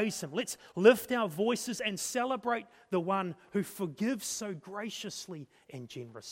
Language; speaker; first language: English; native; English